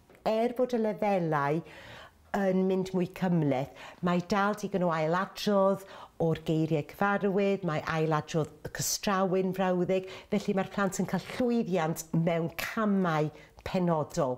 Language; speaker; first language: Welsh; native; Welsh